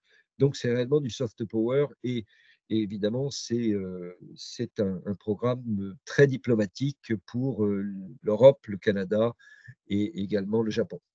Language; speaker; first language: French; native; French